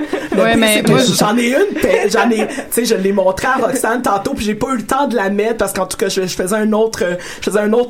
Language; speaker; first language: French; native; French